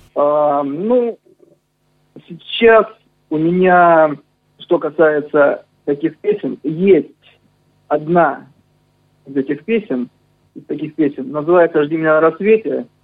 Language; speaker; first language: Russian; native; Russian